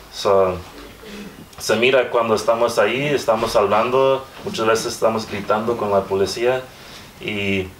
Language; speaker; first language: Spanish; early bilingual, other home language; English